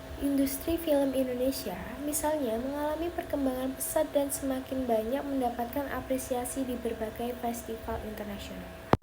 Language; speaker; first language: Indonesian; native; Indonesian